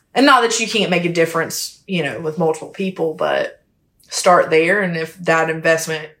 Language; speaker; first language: English; native; English